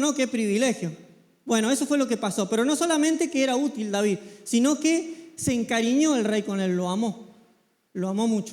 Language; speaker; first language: Spanish; native; Spanish